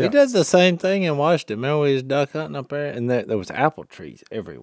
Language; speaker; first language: English; native; English